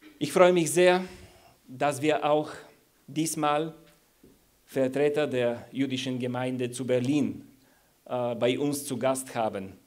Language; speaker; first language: German; non-native, fluent; Bulgarian